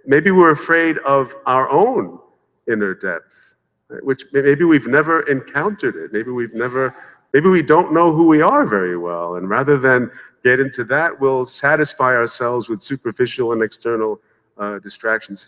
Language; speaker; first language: English; native; English